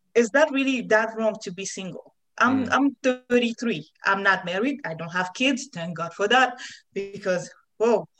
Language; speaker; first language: English; non-native, fluent; French